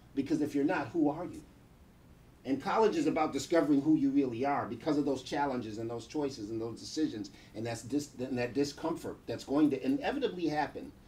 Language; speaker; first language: English; native; English